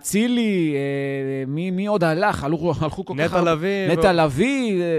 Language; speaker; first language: Hebrew; native; Hebrew